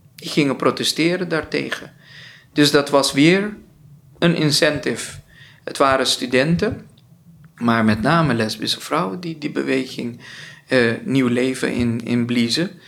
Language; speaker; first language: Dutch; non-native, local second language; Papiamento